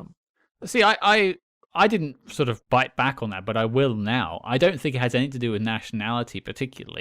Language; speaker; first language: English; native; English